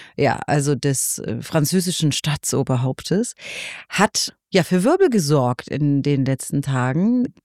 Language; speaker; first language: German; native; German